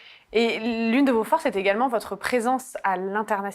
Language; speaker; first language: French; native; French